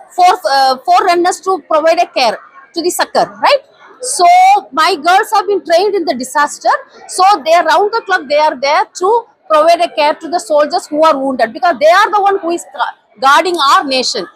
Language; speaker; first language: English; non-native, local second language; Tamil